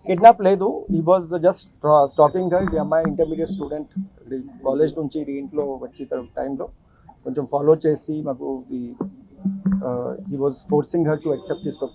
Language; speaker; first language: Telugu; non-native, fluent; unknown